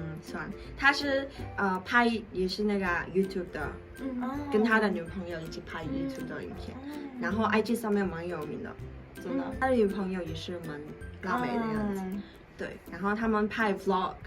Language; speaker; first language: Chinese; non-native, fluent; Mongolian